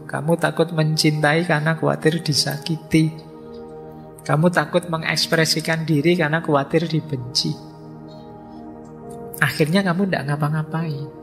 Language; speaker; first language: Indonesian; native; Indonesian